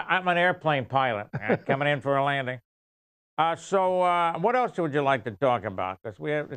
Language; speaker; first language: English; native; English